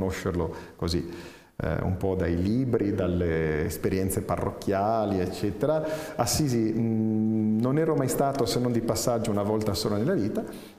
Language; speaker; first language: Italian; native; Italian